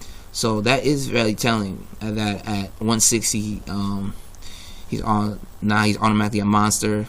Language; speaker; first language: English; native; English